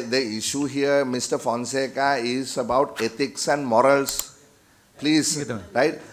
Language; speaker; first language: English; non-native, local second language; Sinhala